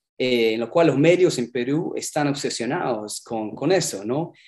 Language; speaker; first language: Spanish; non-native, fluent; English